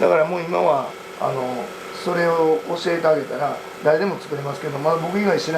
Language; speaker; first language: Japanese; native; Japanese